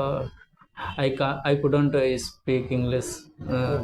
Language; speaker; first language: English; non-native, learner; Hindi